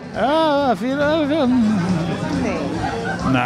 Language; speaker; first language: German; non-native, fluent; French